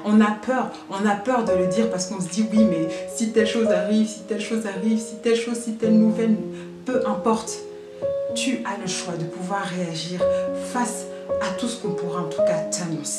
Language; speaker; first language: French; native; French